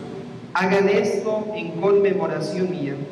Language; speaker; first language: Spanish; native; Spanish